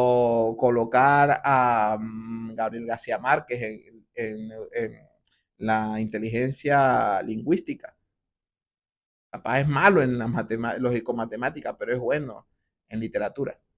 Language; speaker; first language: Spanish; native; Spanish